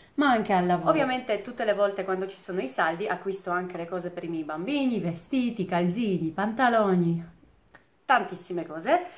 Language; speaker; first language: Italian; non-native, fluent; Polish